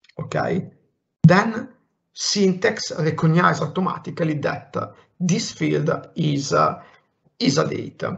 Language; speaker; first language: English; non-native, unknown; Italian